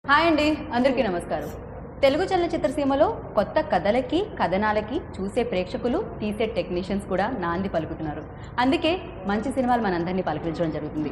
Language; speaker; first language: Telugu; native; Telugu